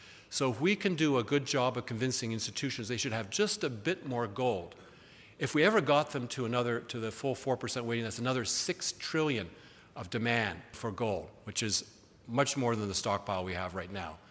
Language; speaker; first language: English; native; English